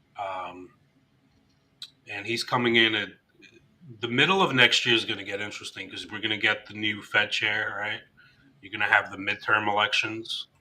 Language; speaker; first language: English; native; English